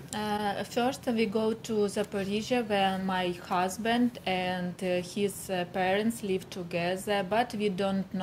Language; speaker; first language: English; non-native, learner; Ukrainian